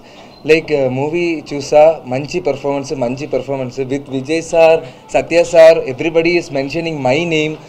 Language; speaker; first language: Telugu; non-native, learner; Malayalam